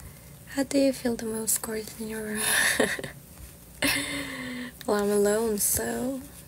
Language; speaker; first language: English; non-native, fluent; Georgian